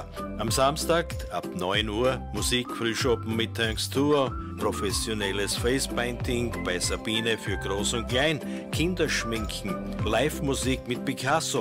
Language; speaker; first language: German; native; German